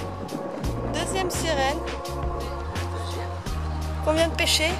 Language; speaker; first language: French; native; French